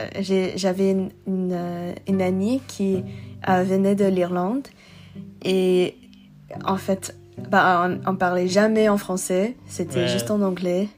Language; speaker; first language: French; non-native, learner; English